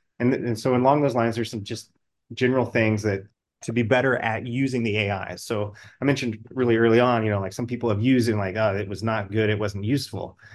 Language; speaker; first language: English; native; English